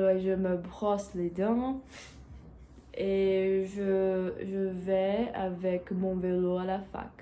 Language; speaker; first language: French; non-native, learner; Portuguese